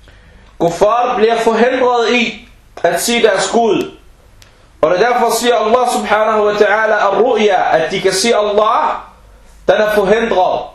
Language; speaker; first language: Danish; early bilingual, other home language; Arabic